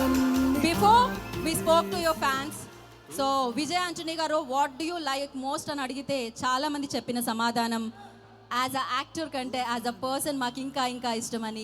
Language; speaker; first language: Telugu; native; Telugu